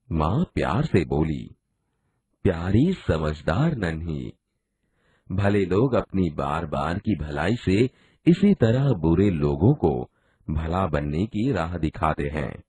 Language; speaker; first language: Hindi; non-native, local second language; Gujarati